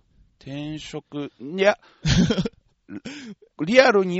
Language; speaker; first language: Japanese; native; Japanese